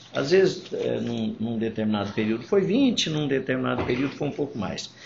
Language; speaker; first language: Portuguese; native; Portuguese